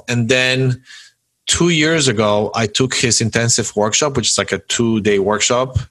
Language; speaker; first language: English; early bilingual, other home language; Polish